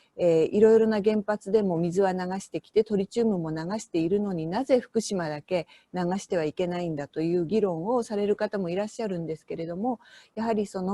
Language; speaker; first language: Japanese; native; Japanese